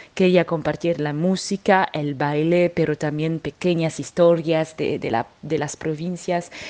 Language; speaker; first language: Spanish; non-native, fluent; French